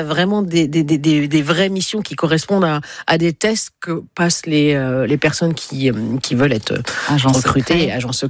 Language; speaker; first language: French; native; French